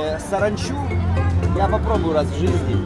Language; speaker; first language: Russian; native; Russian